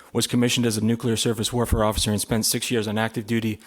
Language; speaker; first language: English; native; English